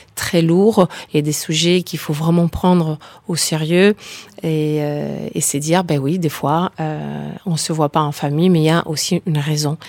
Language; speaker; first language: French; early bilingual, heritage; Spanish